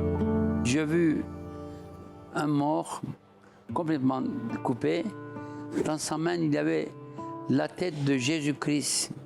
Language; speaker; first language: French; non-native, fluent; Turkish